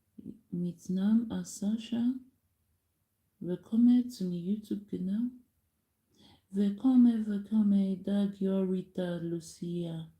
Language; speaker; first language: Swedish; non-native, learner; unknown